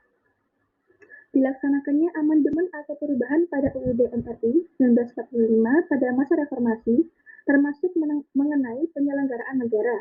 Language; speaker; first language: Indonesian; native; Indonesian